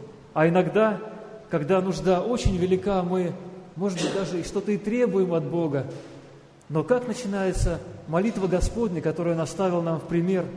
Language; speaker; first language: Russian; native; Russian